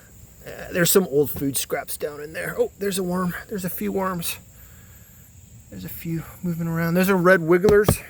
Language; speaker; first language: English; native; English